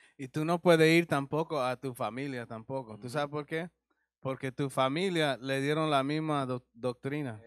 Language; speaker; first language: Spanish; early bilingual, heritage; Spanish